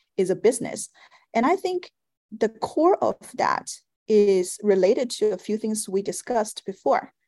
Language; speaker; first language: English; non-native, fluent; Chinese